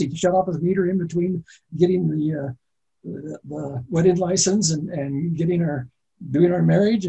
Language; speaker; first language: English; native; English